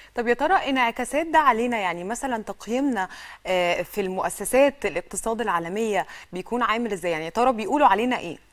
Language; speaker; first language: Arabic; native; Arabic